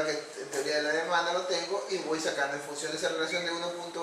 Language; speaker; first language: Spanish; native; Spanish